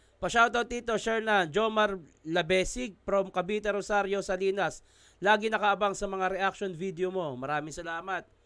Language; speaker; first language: Filipino; native; Filipino